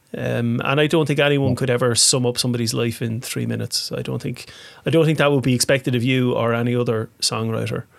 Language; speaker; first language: English; native; English